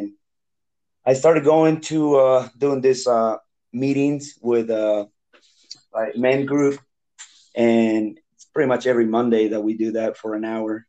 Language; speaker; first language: English; non-native, fluent; Spanish